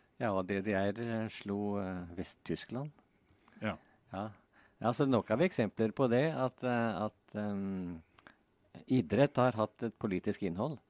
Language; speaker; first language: Norwegian; native; Norwegian